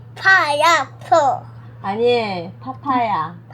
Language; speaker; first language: Korean; non-native, learner; Vietnamese